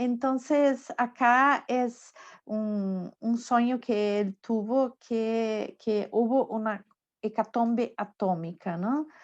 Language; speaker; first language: Spanish; non-native, learner; Portuguese